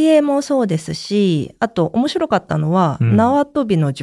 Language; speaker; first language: Japanese; early bilingual, other home language; Korean